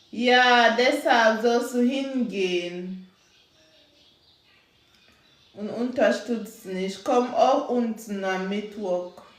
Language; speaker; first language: German; non-native, learner; English